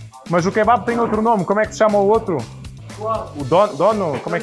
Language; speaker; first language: Portuguese; native; Portuguese